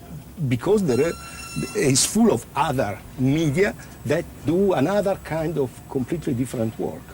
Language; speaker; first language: English; non-native, learner; Italian